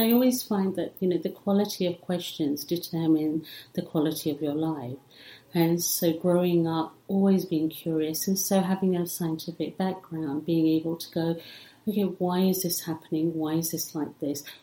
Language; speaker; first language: English; early bilingual, other home language; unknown